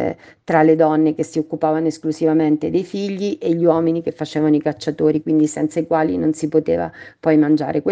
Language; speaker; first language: Italian; native; Italian